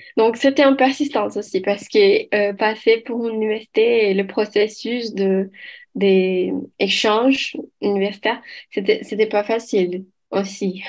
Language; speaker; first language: French; non-native, fluent; Portuguese